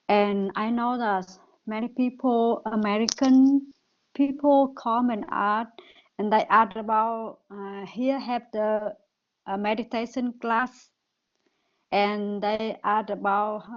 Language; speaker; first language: English; non-native, learner; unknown